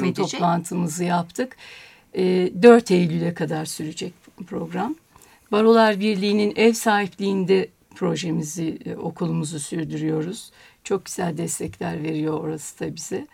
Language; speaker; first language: Turkish; native; Turkish